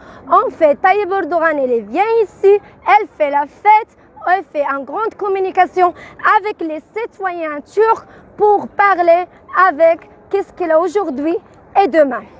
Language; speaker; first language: French; non-native, learner; Arabic